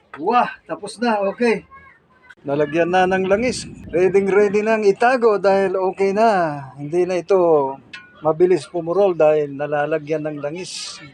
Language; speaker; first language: Filipino; non-native, local second language; Pangasinan